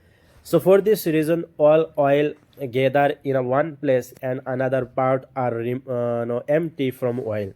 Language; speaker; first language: English; non-native, learner; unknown